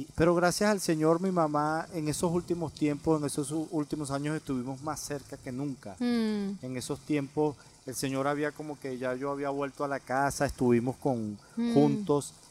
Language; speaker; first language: Spanish; native; Spanish